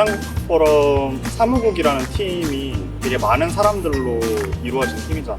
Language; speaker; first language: Korean; native; Korean